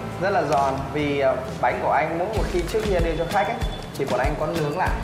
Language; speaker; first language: Vietnamese; early bilingual, heritage; Vietnamese